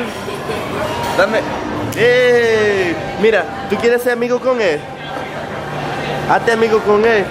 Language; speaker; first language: Spanish; early bilingual, heritage; English